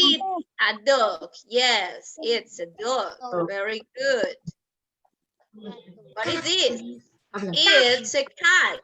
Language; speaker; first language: English; non-native, fluent; Spanish